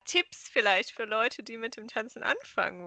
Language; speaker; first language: German; native; German